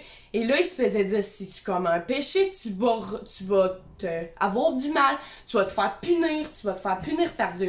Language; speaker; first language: French; native; French